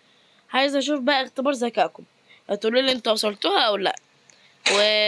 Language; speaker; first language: Arabic; native; Arabic